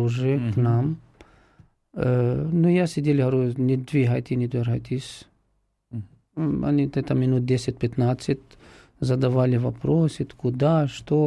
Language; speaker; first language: Russian; non-native, fluent; Arabic